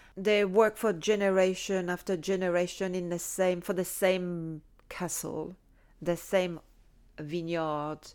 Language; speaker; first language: English; non-native, fluent; French